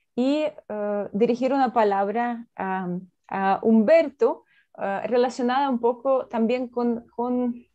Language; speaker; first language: Spanish; non-native, fluent; Russian